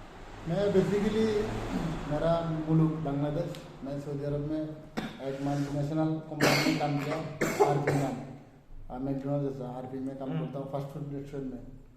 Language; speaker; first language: Hindi; non-native, learner; Bangla